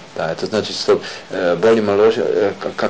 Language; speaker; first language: Russian; non-native, learner; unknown